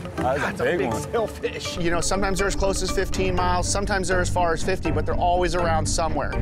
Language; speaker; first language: English; native; English